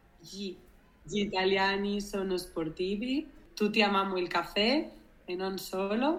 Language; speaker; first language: Italian; non-native, learner; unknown